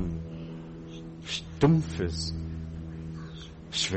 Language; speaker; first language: German; non-native, fluent; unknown